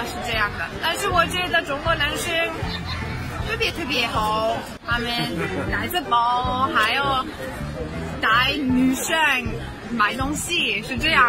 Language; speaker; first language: Chinese; non-native, fluent; Hungarian